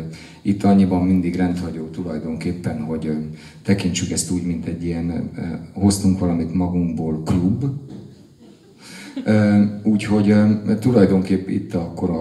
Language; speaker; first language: Hungarian; native; Hungarian